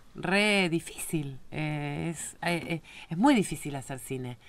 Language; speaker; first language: Spanish; native; Spanish